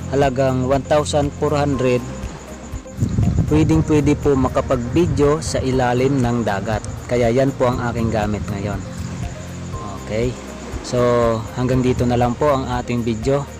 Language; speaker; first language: Filipino; non-native, local second language; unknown